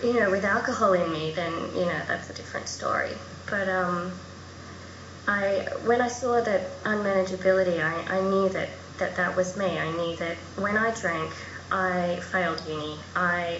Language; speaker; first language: English; native; English